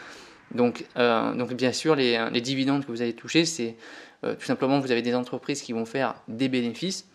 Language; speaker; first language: French; native; French